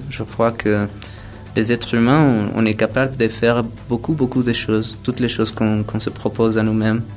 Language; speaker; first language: French; non-native, fluent; Spanish